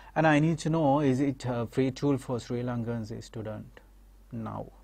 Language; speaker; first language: English; non-native, local second language; Sinhala